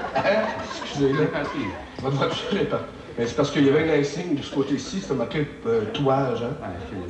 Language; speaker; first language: French; native; French